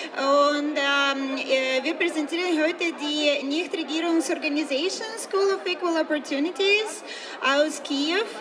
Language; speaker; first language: German; non-native, fluent; Ukrainian